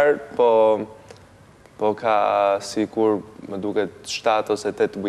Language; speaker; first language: Albanian; early bilingual, heritage; Albanian